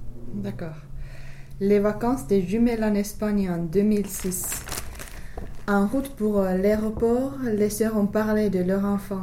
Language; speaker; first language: French; non-native, learner; English